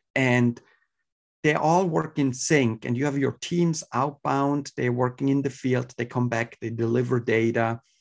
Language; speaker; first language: English; non-native, fluent; Swiss German